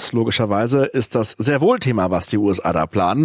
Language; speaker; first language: German; native; German